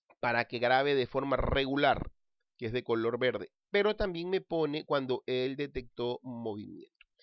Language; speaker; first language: Spanish; native; Spanish